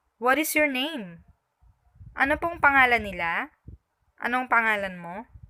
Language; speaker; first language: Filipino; native; Filipino